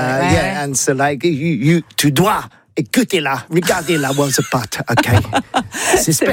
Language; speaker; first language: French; non-native, learner; English